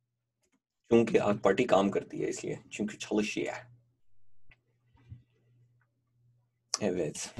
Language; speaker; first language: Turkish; non-native, fluent; Urdu